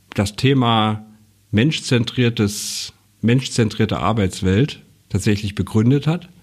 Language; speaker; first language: German; native; German